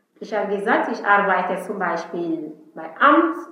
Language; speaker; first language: German; non-native, learner; Fula